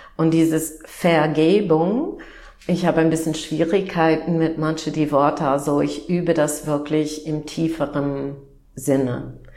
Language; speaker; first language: German; non-native, fluent; English